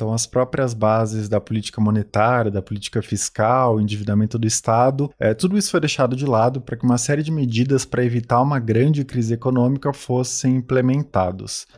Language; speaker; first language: Portuguese; native; Portuguese